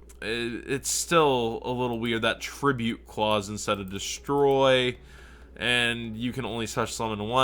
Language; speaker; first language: English; native; English